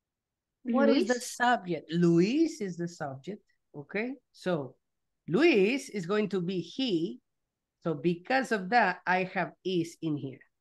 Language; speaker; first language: English; non-native, fluent; Spanish